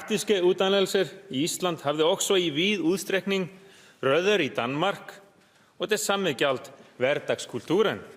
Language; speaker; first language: Danish; non-native, fluent; Icelandic